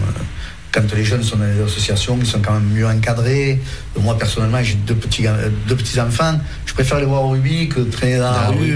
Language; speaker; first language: French; native; French